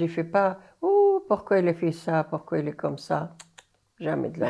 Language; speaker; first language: French; non-native, learner; Arabic